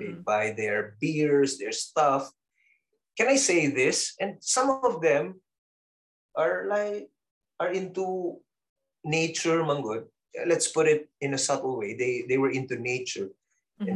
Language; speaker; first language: English; non-native, local second language; Cebuano